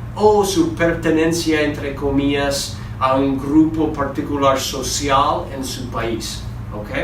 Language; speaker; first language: Spanish; non-native, fluent; English